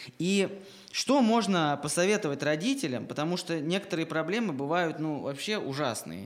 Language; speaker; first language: Russian; native; Russian